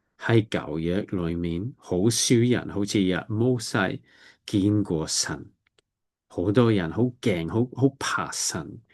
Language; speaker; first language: Cantonese; non-native, learner; English